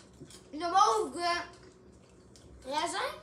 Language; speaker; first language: French; non-native, local second language; English